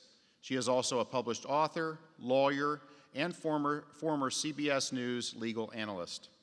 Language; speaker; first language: English; native; English